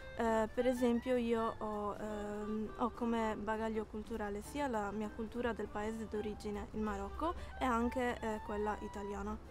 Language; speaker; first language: Italian; early bilingual, other home language; Arabic